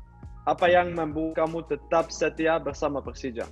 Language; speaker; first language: Indonesian; non-native, learner; Dutch